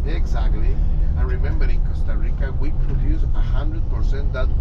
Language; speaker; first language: English; non-native, fluent; Spanish